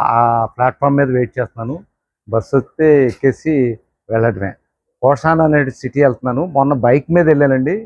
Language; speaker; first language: Telugu; native; Telugu